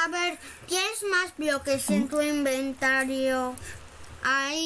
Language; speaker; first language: Spanish; native; Spanish